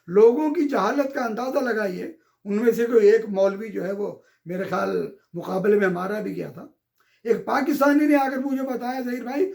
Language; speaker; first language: Urdu; native; Urdu